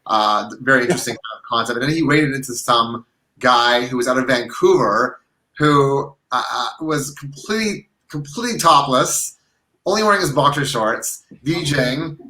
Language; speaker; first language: English; native; English